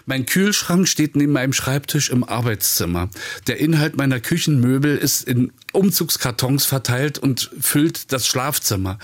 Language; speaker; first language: German; native; German